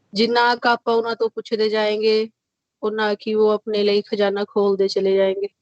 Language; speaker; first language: Hindi; non-native, local second language; Punjabi